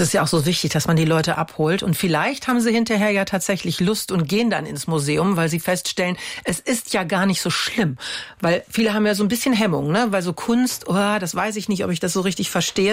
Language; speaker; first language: German; native; German